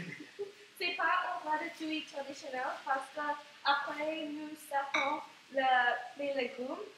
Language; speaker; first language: French; non-native, learner; English